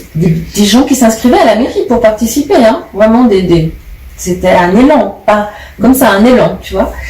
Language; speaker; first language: French; native; French